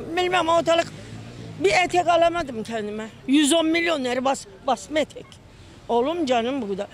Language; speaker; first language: Turkish; native; Turkish